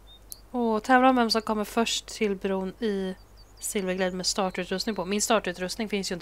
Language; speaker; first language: Swedish; native; Swedish